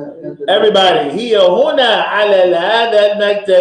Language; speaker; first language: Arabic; non-native, fluent; English